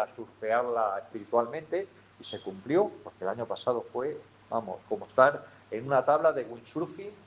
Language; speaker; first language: Spanish; native; Spanish